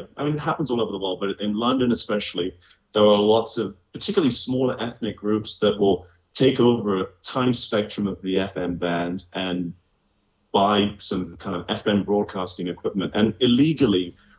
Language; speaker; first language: English; native; English